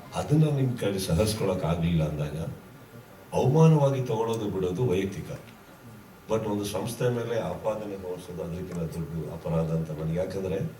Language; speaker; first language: Kannada; native; Kannada